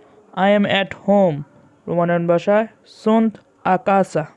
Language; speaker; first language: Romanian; non-native, fluent; Bangla